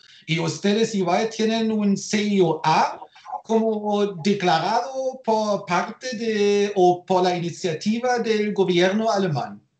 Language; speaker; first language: Spanish; non-native, fluent; German